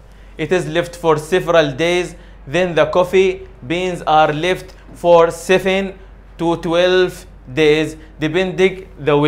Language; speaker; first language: English; non-native, learner; Arabic